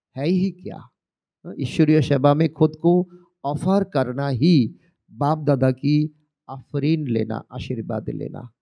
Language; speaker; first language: Hindi; non-native, local second language; Bangla